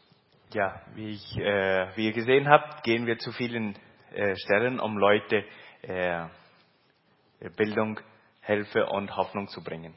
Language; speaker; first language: German; early bilingual, heritage; Plautdietsch